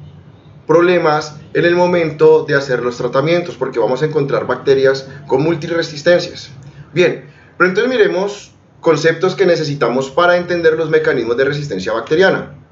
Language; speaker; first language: Spanish; native; Spanish